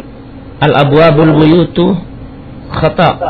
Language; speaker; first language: Arabic; non-native, fluent; Indonesian